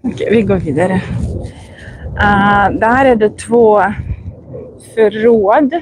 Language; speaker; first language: Swedish; non-native, fluent; Russian